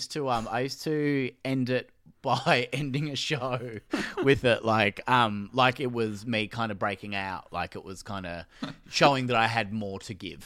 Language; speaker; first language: English; native; English